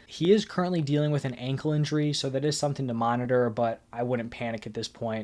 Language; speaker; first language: English; native; English